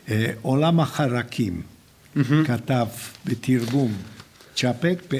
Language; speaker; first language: Hebrew; non-native, fluent; Hungarian